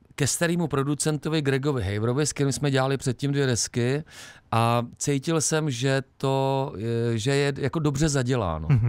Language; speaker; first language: Czech; native; Czech